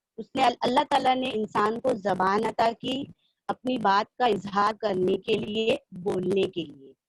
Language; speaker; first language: Hindi; non-native, local second language; Urdu